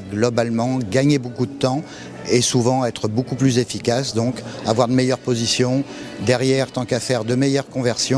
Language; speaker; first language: French; native; French